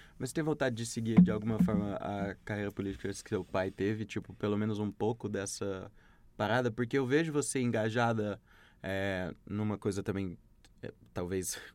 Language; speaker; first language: Portuguese; native; Portuguese